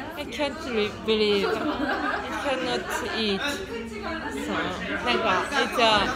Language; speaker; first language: English; non-native, learner; Japanese